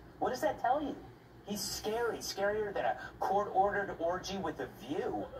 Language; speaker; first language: English; native; English